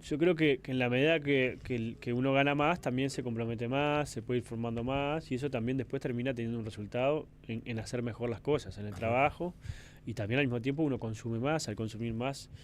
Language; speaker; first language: Spanish; native; Spanish